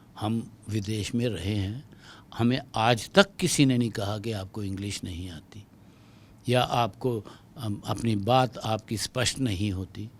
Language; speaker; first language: Hindi; non-native, local second language; Dogri